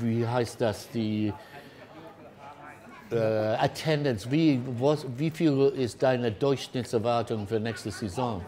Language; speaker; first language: German; non-native, learner; English